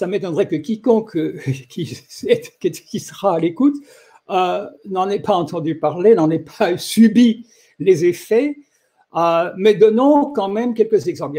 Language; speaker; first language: French; native; French